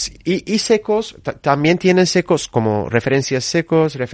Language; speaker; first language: Spanish; non-native, fluent; Turkish